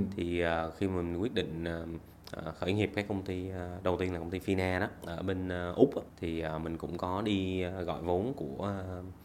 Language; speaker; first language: Vietnamese; native; Vietnamese